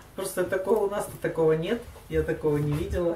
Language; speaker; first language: Russian; native; Russian